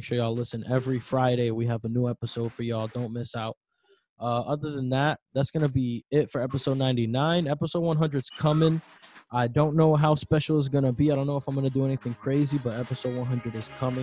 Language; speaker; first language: English; early bilingual, other home language; Spanish